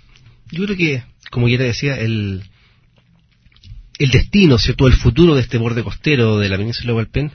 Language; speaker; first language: Spanish; native; Spanish